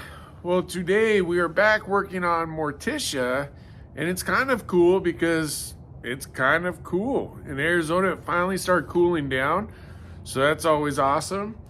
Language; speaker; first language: English; native; English